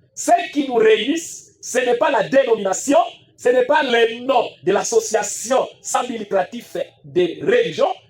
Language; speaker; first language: French; non-native, local second language; Swahili